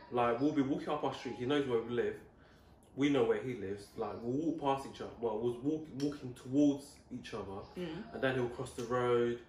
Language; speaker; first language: English; native; English